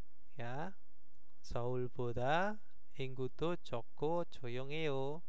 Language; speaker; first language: Korean; non-native, learner; Indonesian